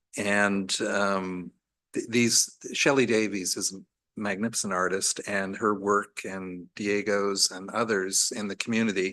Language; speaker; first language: English; native; English